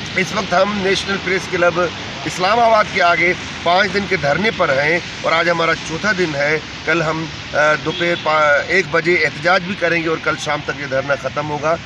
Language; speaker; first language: Urdu; non-native, local second language; Sindhi